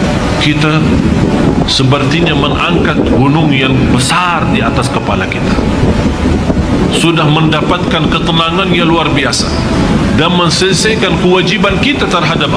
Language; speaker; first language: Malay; non-native, fluent; Arabic